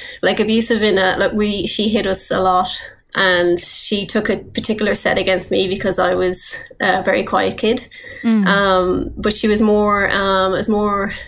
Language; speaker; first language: English; native; English